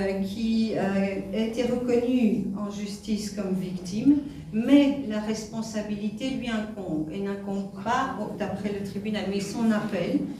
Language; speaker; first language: French; native; French